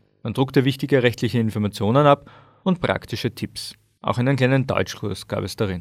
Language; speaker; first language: German; native; German